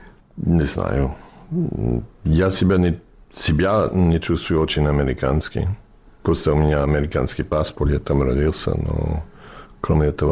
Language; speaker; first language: Russian; non-native, fluent; English